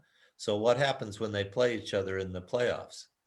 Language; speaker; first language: English; native; English